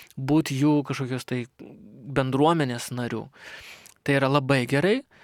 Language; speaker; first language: Lithuanian; non-native, local second language; Russian